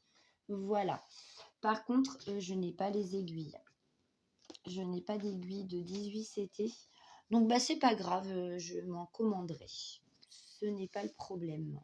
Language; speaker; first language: French; native; French